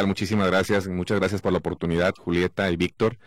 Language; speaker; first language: Spanish; native; Spanish